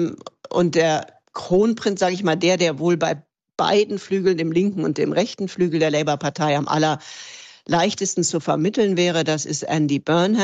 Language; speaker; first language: German; native; German